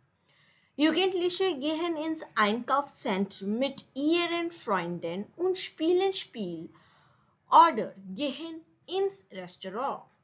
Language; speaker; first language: German; non-native, fluent; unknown